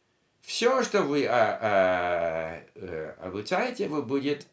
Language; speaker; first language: Russian; non-native, learner; English